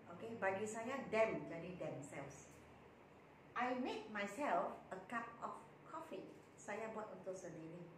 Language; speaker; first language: Malay; native; Malay